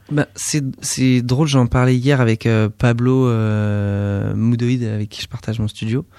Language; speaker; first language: French; native; French